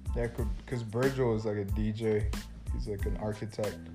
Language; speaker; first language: English; early bilingual, other home language; Spanish